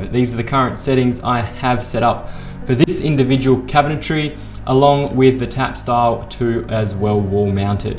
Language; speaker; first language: English; native; English